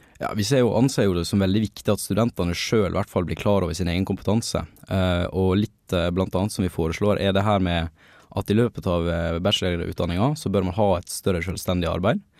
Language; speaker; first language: Norwegian; native; Norwegian